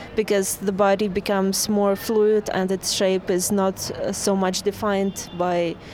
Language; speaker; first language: English; non-native, fluent; Russian